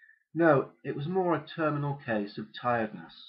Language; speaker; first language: English; native; English